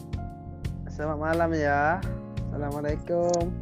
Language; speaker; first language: Indonesian; non-native, learner; Thai